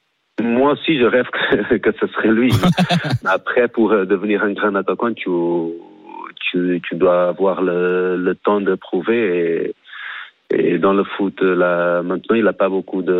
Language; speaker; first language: French; non-native, fluent; Portuguese